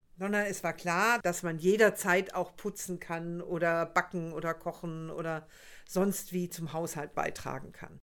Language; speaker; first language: German; native; German